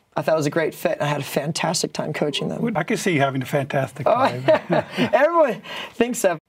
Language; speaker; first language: English; native; English